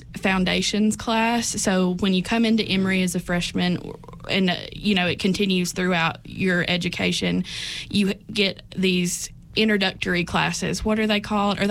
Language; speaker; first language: English; native; English